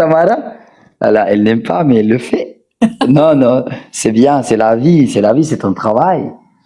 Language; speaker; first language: French; non-native, fluent; Spanish